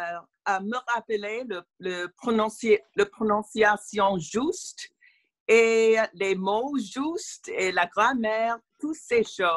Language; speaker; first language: French; non-native, learner; English